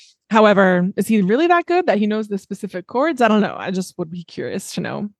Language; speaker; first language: English; native; English